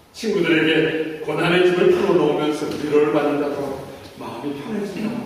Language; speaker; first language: Korean; native; Korean